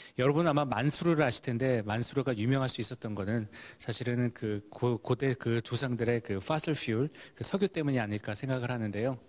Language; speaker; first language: Korean; early bilingual, heritage; Korean